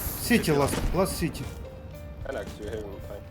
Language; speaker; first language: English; non-native, learner; Ukrainian